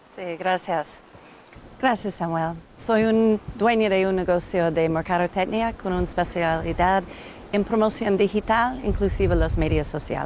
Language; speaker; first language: Spanish; non-native, learner; English